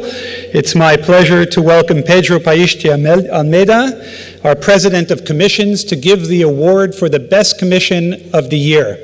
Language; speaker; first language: English; native; English